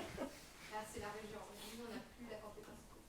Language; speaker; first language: French; native; French